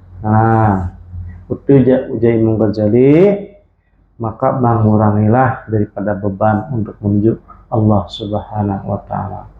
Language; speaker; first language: Indonesian; non-native, local second language; Banjar